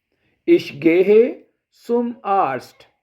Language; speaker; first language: German; non-native, fluent; Urdu